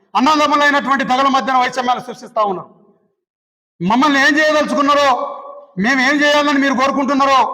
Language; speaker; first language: Telugu; non-native, local second language; Lambadi